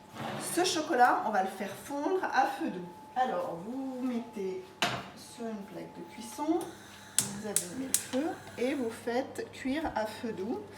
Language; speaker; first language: French; native; French